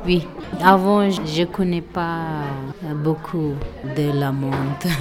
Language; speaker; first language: French; non-native, learner; Tibetan